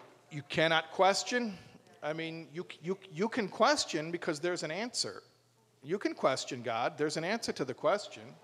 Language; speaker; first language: English; native; English